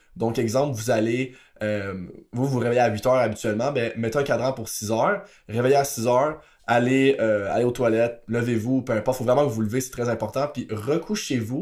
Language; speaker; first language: French; native; French